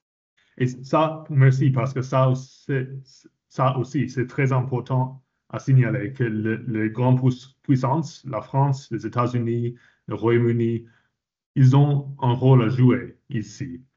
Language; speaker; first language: French; non-native, fluent; English